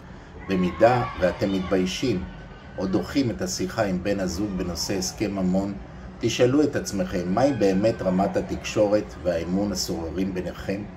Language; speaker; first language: Hebrew; native; Hebrew